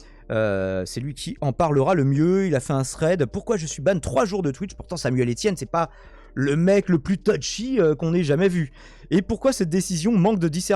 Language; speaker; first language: French; native; French